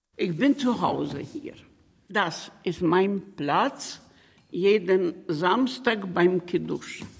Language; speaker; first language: German; non-native, learner; Ukrainian